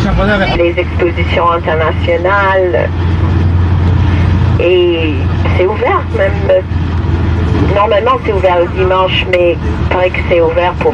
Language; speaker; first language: French; non-native, fluent; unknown